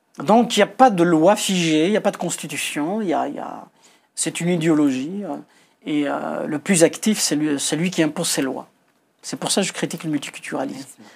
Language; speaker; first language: French; non-native, local second language; Kabyle